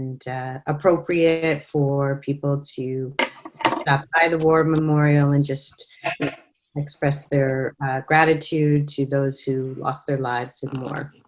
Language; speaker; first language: English; native; English